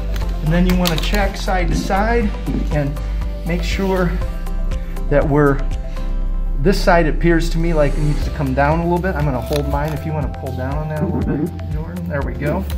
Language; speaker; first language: English; native; English